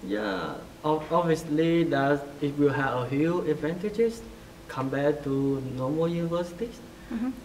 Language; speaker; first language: English; non-native, fluent; Vietnamese